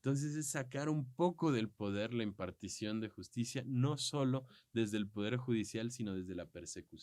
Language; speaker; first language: Spanish; native; Spanish